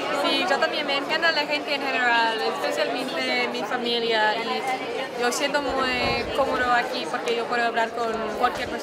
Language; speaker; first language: Spanish; non-native, learner; English